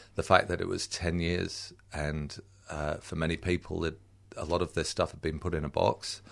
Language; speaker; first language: English; native; English